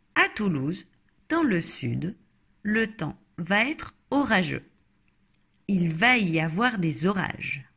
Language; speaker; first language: French; native; French